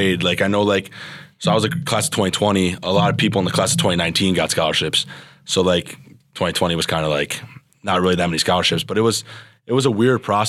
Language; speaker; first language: English; early bilingual, other home language; Serbian